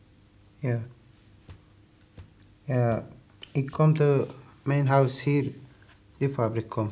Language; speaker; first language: Dutch; non-native, learner; Turkish